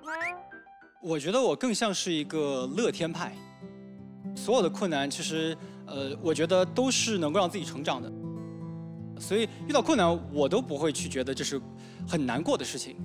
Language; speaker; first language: Chinese; native; Chinese